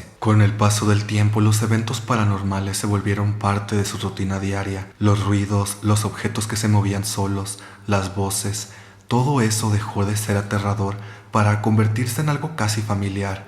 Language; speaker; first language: Spanish; native; Spanish